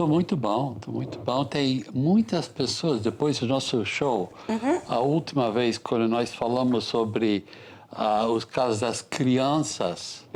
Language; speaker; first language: Portuguese; non-native, fluent; English